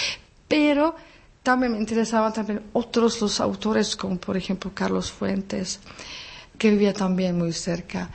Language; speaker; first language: Spanish; non-native, fluent; Czech